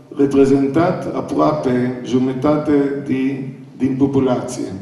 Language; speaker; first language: Romanian; non-native, learner; Hebrew